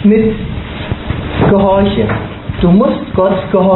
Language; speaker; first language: German; native; German